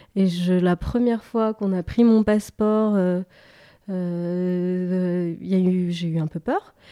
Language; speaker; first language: French; native; French